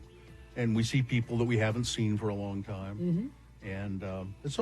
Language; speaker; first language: English; native; English